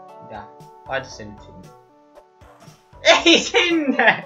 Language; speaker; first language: Finnish; native; Finnish